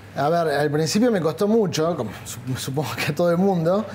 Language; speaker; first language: Spanish; native; Spanish